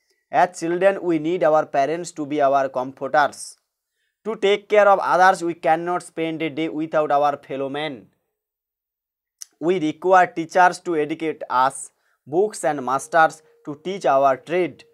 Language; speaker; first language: English; non-native, local second language; Bangla